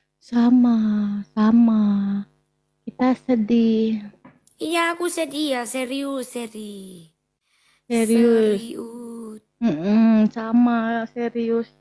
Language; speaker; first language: Indonesian; non-native, learner; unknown